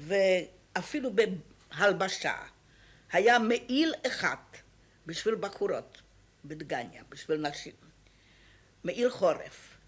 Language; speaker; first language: Hebrew; non-native, fluent; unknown